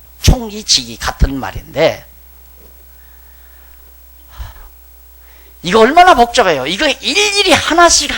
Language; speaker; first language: Korean; native; Korean